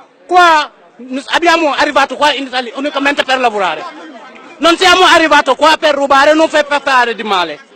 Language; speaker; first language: Italian; non-native, fluent; Wolof